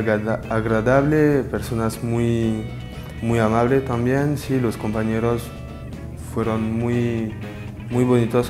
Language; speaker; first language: Spanish; non-native, learner; French